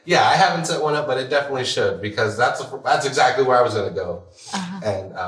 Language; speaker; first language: English; early bilingual, other home language; Spanish